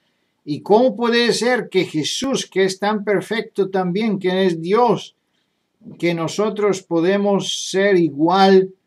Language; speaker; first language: Spanish; non-native, fluent; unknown